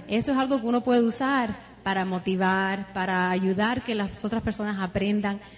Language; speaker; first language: Spanish; early bilingual, heritage; Spanish